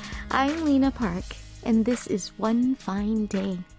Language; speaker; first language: English; early bilingual, other home language; Korean